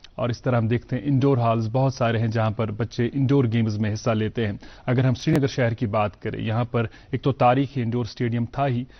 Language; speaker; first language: Hindi; non-native, local second language; Kashmiri